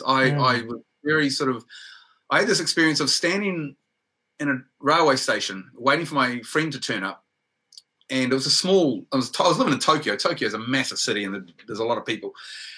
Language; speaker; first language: English; native; English